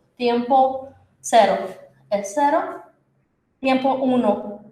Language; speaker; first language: Spanish; non-native, fluent; Portuguese